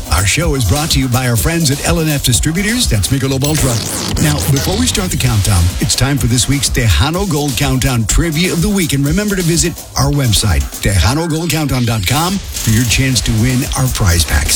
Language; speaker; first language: English; early bilingual, other home language; Spanish